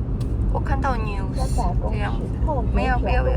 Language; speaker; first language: Chinese; non-native, fluent; Filipino